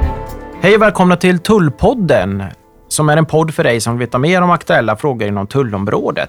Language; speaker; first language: Swedish; native; Swedish